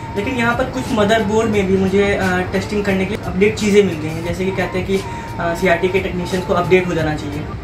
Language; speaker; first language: Hindi; native; Hindi